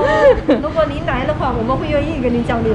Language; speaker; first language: Chinese; native; Chinese